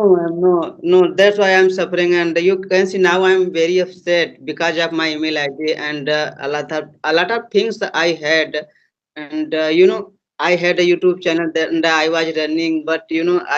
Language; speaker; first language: English; non-native, learner; Hindi